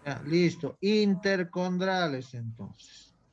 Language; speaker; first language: Spanish; native; Spanish